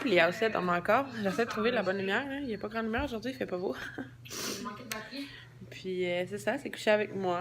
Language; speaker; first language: French; native; French